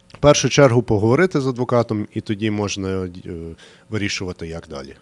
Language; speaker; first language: Ukrainian; early bilingual, heritage; Ukrainian